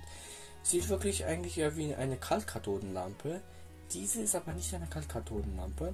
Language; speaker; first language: German; non-native, fluent; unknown